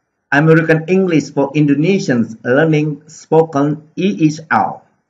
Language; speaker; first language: English; non-native, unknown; Indonesian